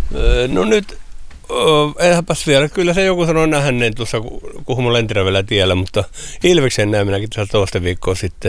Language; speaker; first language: Finnish; native; Finnish